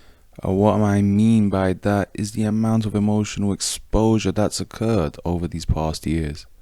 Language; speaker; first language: English; native; English